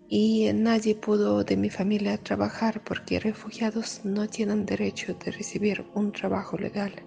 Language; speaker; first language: Spanish; non-native, fluent; Russian